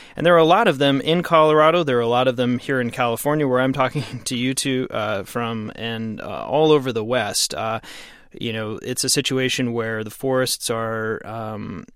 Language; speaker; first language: English; native; English